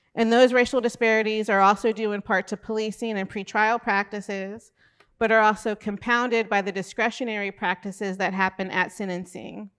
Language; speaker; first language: English; native; English